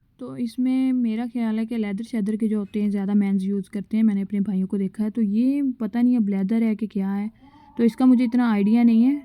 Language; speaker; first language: Urdu; non-native, local second language; Punjabi